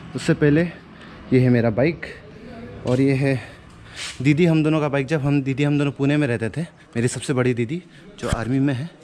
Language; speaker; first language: Hindi; non-native, local second language; Adi